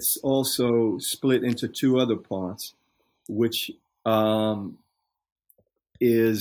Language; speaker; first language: English; native; English